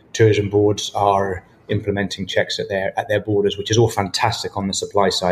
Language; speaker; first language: English; native; English